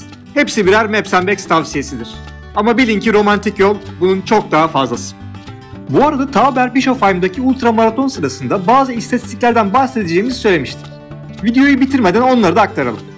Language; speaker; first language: Turkish; native; Turkish